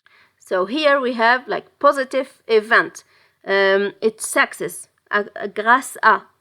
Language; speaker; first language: English; non-native, fluent; French